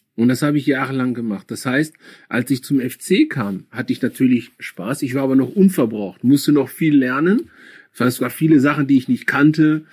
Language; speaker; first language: German; early bilingual, other home language; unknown